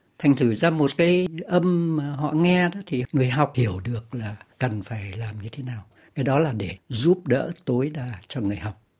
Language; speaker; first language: Vietnamese; native; Vietnamese